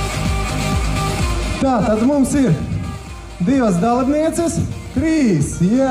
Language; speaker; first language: Latvian; non-native, local second language; Russian